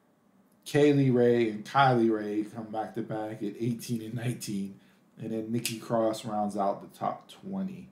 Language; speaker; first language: English; native; English